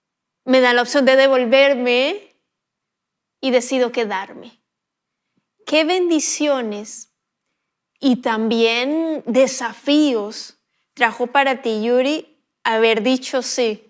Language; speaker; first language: Spanish; native; Spanish